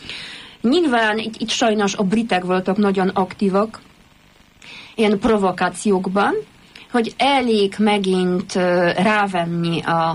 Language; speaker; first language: Hungarian; non-native, fluent; Polish